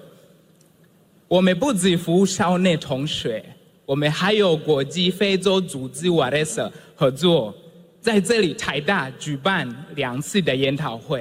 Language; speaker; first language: Chinese; non-native, fluent; Swahili